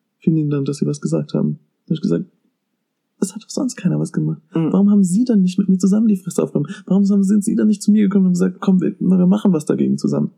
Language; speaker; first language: German; native; German